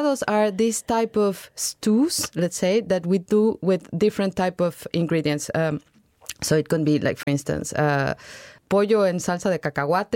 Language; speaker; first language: English; non-native, fluent; Spanish